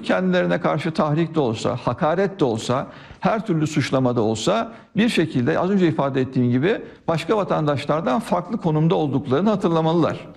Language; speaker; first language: Turkish; native; Turkish